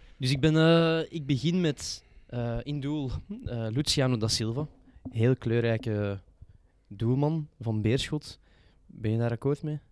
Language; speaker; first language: Dutch; native; Dutch